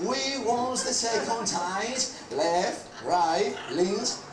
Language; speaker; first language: English; non-native, learner; Spanish